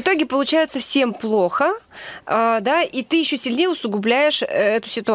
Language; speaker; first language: Russian; native; Russian